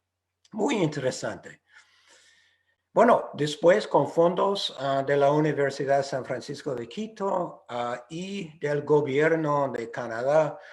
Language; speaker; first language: Spanish; non-native, fluent; English